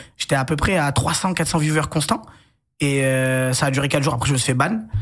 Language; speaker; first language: French; native; French